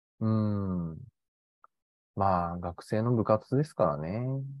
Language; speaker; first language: Japanese; native; Japanese